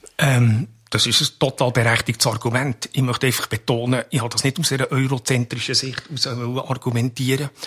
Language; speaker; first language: German; native; German